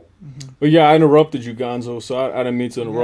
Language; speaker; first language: English; native; English